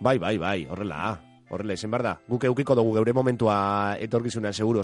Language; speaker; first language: Basque; native; Basque